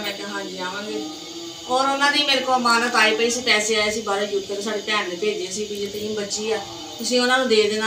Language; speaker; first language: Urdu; non-native, local second language; Punjabi